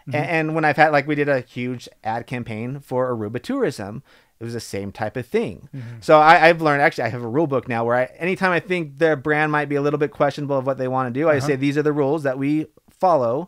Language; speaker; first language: English; native; English